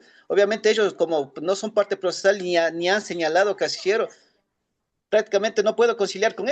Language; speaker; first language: Spanish; native; Spanish